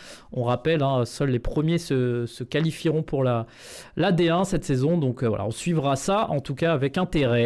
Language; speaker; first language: French; native; French